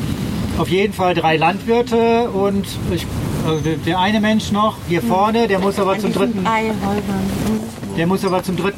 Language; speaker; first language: German; native; German